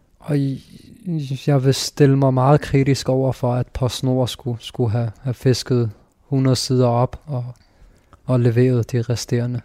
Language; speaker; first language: Danish; early bilingual, other home language; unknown